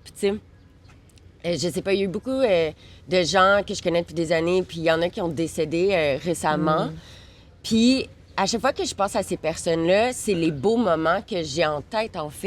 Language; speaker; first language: French; native; French